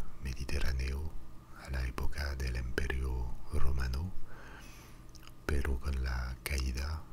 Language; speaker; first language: Spanish; non-native, fluent; French